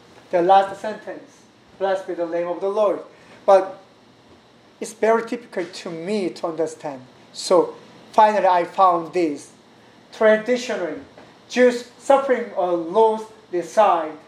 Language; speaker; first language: English; non-native, learner; Korean